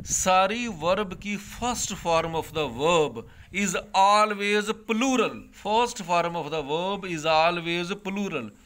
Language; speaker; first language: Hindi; non-native, local second language; Punjabi